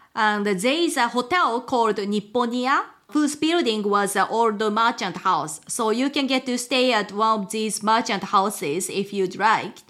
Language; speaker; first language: English; non-native, fluent; Japanese